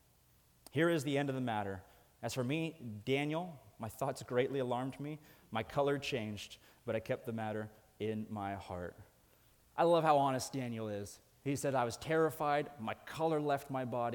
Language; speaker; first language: English; native; English